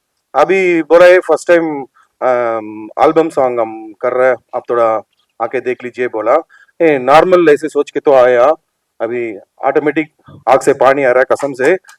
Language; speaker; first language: Hindi; non-native, local second language; Telugu